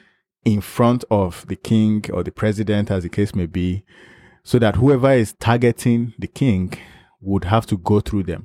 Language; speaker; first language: English; non-native, local second language; Yoruba